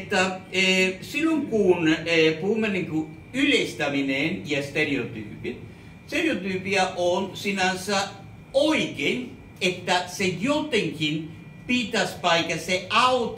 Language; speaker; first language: Finnish; non-native, fluent; Spanish